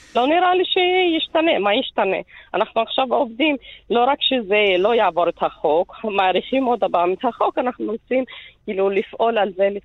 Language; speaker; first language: Hebrew; non-native, local second language; Arabic